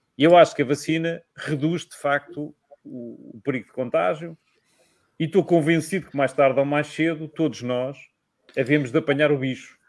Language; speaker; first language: Portuguese; native; Portuguese